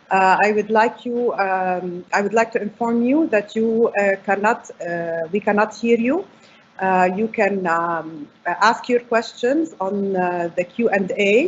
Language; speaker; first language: English; non-native, fluent; Arabic